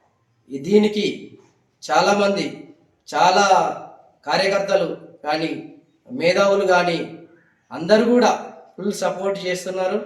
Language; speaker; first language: Telugu; native; Telugu